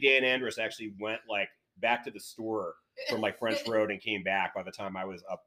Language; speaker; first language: English; native; English